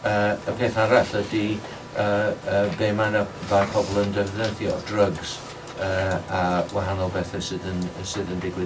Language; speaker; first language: Welsh; non-native, local second language; English